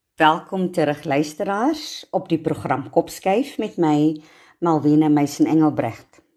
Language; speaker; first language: Afrikaans; native; Afrikaans